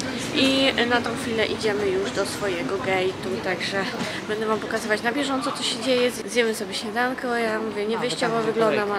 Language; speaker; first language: Polish; native; Polish